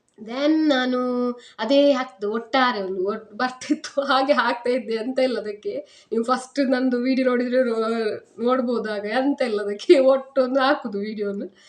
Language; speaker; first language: Kannada; non-native, local second language; Tulu